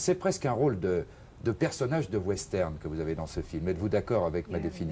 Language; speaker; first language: French; native; French